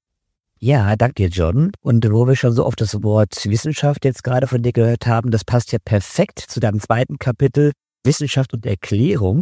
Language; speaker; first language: German; native; German